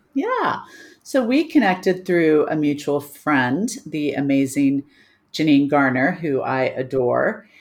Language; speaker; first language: English; native; English